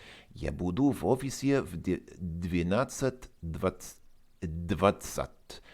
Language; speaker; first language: Russian; non-native, fluent; English